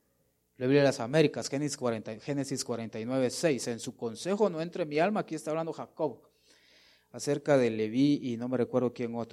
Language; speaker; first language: Spanish; native; Spanish